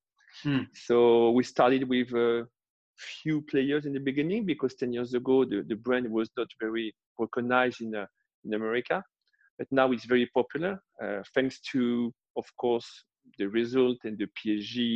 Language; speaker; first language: English; non-native, fluent; French